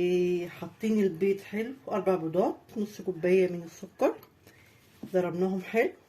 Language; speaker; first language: Arabic; native; Arabic